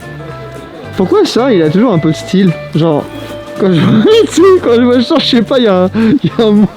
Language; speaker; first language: French; native; French